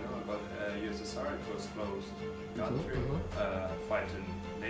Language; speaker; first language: English; non-native, learner; Russian